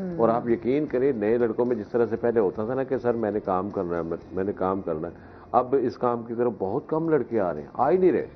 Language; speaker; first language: Urdu; non-native, local second language; Punjabi